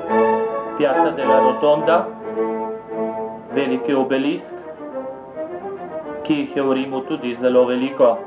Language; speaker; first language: Slovenian; native; Slovenian